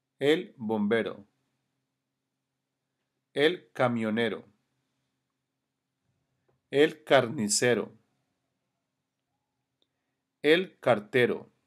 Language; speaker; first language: Spanish; non-native, learner; English